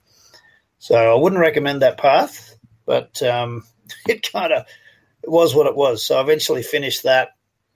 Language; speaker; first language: English; native; English